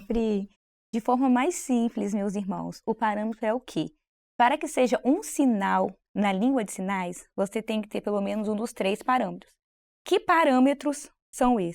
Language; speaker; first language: Portuguese; native; Portuguese